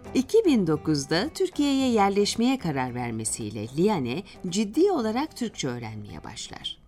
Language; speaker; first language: Turkish; native; Turkish